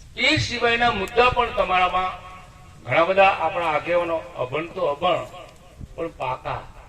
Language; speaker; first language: Gujarati; non-native, local second language; Rathawi